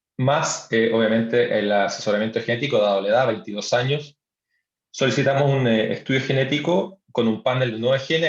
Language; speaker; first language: Spanish; native; Spanish